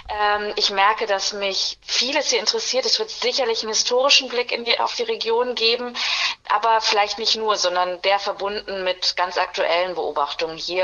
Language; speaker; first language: German; native; German